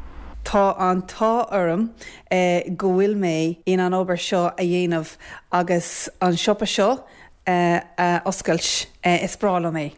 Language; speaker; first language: Irish; non-native, learner; English